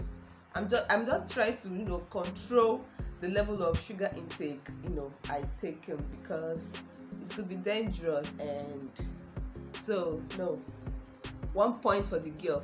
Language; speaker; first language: English; non-native, local second language; Igbo